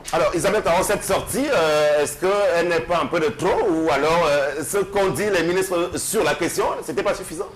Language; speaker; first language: French; native; French